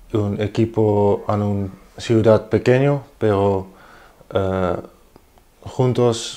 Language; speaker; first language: Spanish; non-native, learner; Dutch